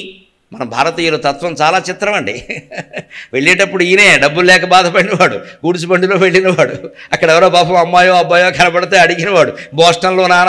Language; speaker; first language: Telugu; native; Telugu